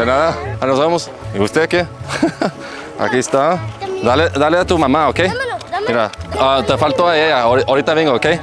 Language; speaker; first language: Spanish; native; Spanish